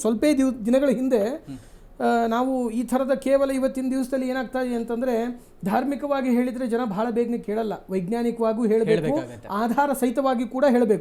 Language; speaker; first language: Kannada; native; Kannada